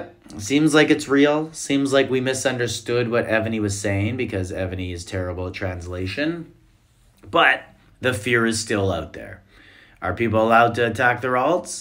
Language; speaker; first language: English; native; English